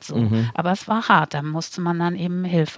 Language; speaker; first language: German; native; German